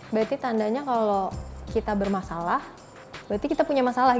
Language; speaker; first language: Indonesian; native; Indonesian